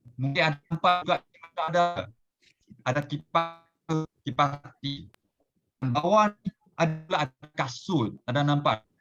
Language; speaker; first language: Malay; non-native, local second language; Chinese